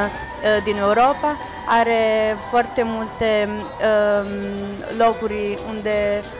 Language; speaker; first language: Romanian; non-native, learner; Italian